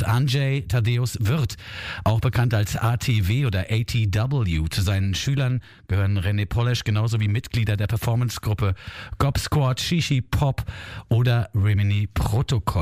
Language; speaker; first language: German; native; German